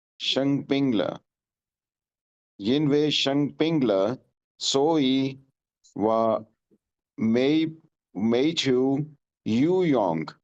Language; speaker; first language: Chinese; non-native, learner; Urdu